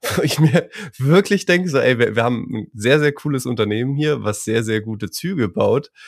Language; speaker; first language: German; native; German